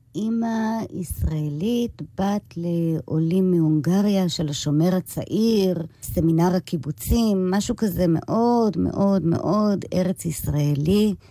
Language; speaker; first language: Hebrew; early bilingual, other home language; English